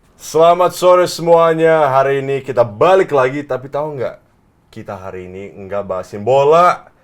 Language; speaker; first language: Indonesian; non-native, fluent; English